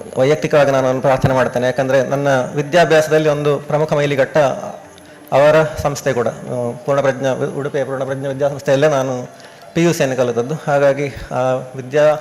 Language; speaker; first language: Kannada; native; Kannada